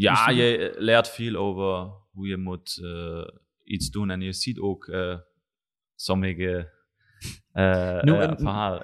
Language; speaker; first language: Dutch; non-native, learner; German